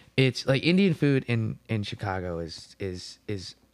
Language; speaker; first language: English; native; English